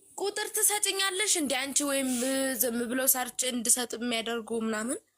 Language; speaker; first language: Amharic; native; Amharic